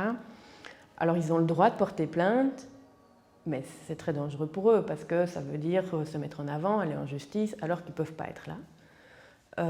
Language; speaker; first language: French; native; French